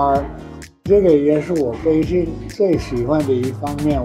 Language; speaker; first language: Chinese; non-native, fluent; English